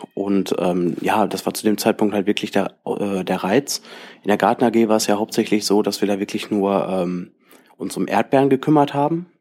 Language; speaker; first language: German; native; German